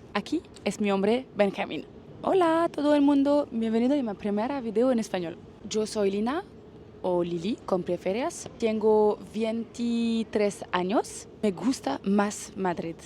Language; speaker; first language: Spanish; non-native, learner; French